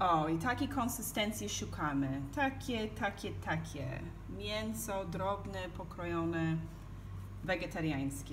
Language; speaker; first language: Polish; non-native, learner; English